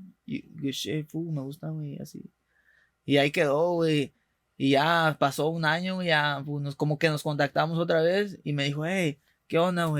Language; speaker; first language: Spanish; early bilingual, heritage; Spanish